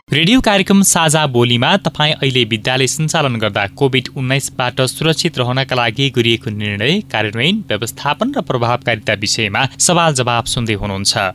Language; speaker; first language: Nepali; native; Nepali